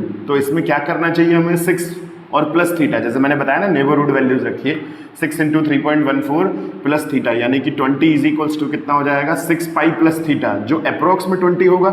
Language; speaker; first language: Hindi; native; Hindi